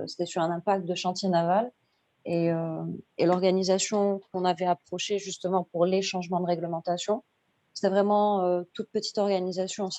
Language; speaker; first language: French; non-native, local second language; Arabic